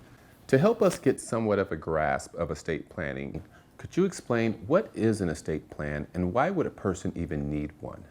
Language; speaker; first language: English; native; English